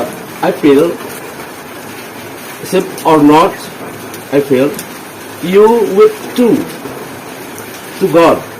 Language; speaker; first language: English; non-native, learner; Indonesian